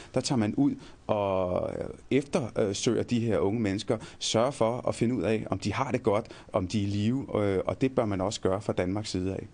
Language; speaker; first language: Danish; early bilingual, other home language; Punjabi